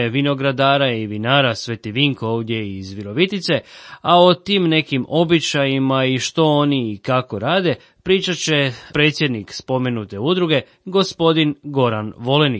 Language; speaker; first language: Croatian; native; Croatian